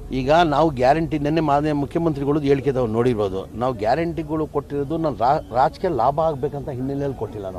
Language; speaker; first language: Kannada; non-native, local second language; Urdu